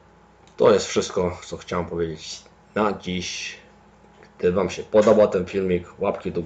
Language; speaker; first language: Polish; early bilingual, heritage; Polish